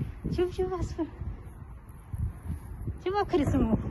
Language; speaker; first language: Arabic; non-native, learner; Bangla